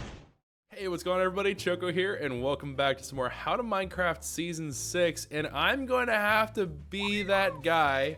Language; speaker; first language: English; native; English